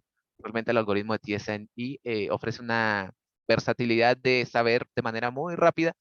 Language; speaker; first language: Spanish; native; Spanish